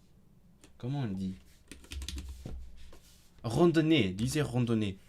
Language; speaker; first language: French; non-native, fluent; Cantonese